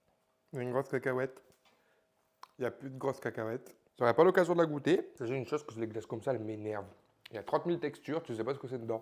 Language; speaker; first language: French; native; French